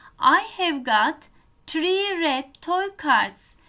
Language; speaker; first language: English; non-native, fluent; Turkish